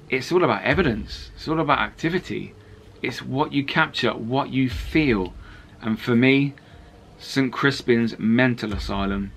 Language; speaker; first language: English; native; English